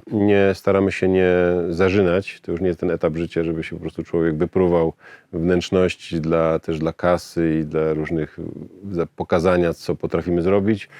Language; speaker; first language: Polish; native; Polish